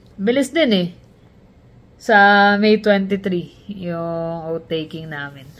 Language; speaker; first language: Filipino; native; Filipino